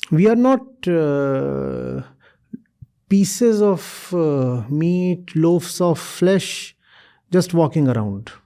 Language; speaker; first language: English; non-native, local second language; Hindi